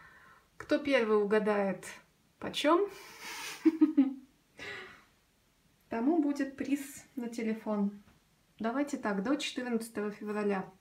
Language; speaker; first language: Russian; native; Russian